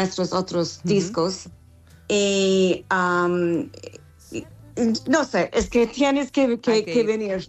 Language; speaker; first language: Spanish; non-native, fluent; English